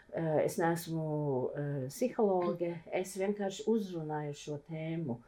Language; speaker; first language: Latvian; early bilingual, heritage; Latvian